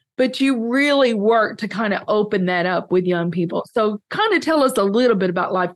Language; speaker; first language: English; native; English